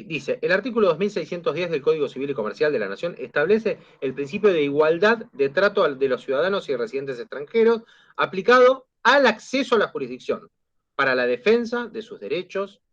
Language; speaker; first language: Spanish; native; Spanish